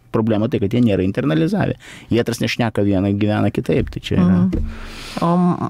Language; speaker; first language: Lithuanian; native; Lithuanian